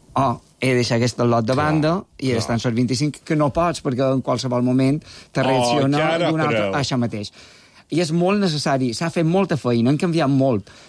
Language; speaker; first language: Catalan; native; Catalan